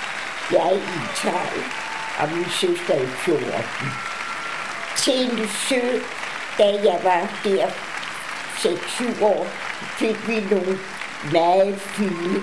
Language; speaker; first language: Danish; early bilingual, other home language; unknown